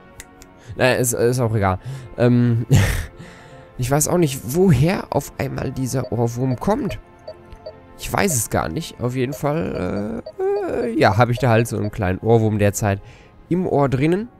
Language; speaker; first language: German; native; German